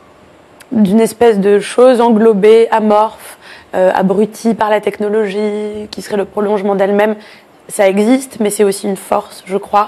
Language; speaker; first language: French; native; French